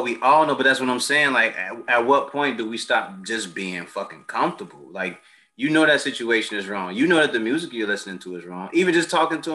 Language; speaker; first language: English; native; English